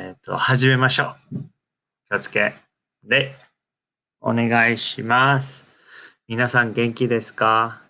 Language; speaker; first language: Japanese; non-native, fluent; English